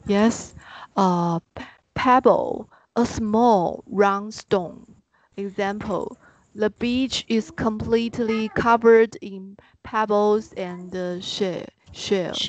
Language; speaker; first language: English; non-native, learner; Chinese